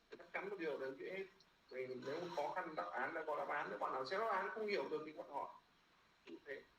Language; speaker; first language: Vietnamese; native; Vietnamese